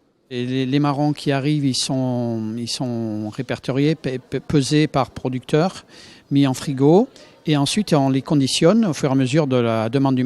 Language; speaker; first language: French; native; French